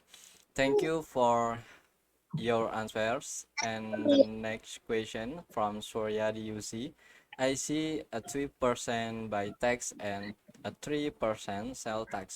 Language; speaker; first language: English; non-native, learner; Indonesian